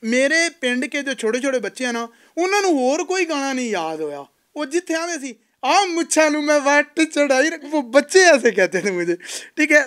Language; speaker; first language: Urdu; non-native, local second language; Punjabi